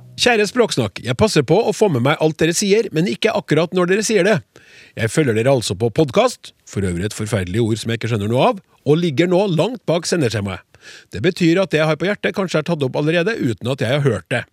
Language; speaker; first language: Norwegian; native; Norwegian